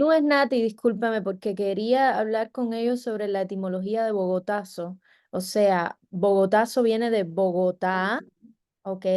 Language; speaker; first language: Spanish; native; Spanish